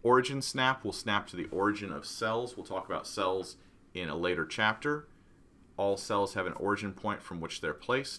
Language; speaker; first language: English; native; English